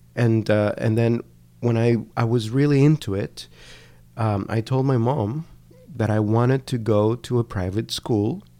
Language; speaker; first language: English; non-native, fluent; Spanish